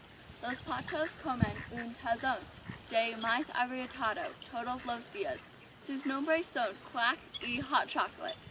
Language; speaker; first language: Spanish; non-native, learner; English